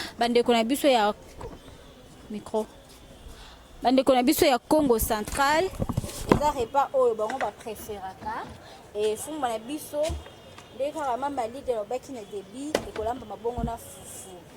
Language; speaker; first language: Lingala; non-native, local second language; Luba-Lulua